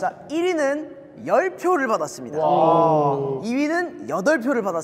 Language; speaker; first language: Korean; native; Korean